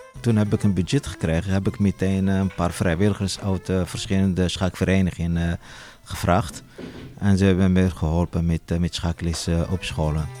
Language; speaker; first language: Dutch; non-native, learner; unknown